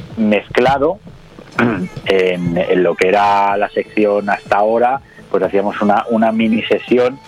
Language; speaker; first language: Spanish; native; Spanish